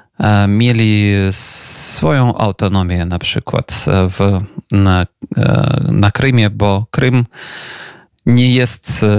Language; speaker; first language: Polish; non-native, fluent; Ukrainian